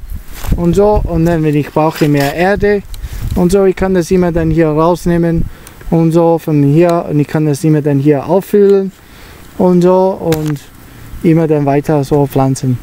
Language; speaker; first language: German; non-native, learner; Italian